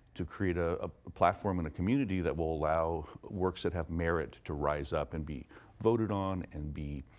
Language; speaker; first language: English; native; English